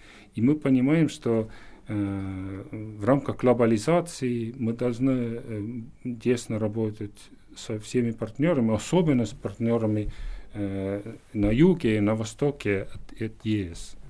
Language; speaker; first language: Russian; non-native, fluent; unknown